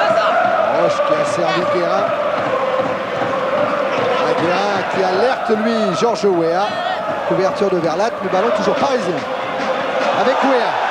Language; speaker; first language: French; native; French